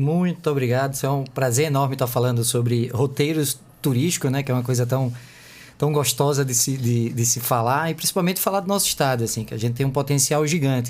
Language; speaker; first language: Portuguese; native; Portuguese